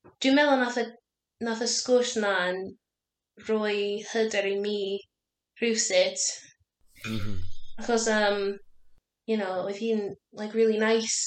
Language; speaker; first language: Welsh; non-native, learner; English